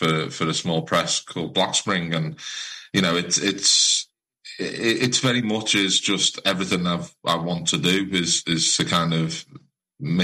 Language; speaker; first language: English; native; English